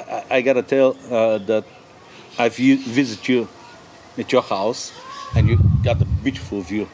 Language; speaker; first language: English; non-native, learner; Bulgarian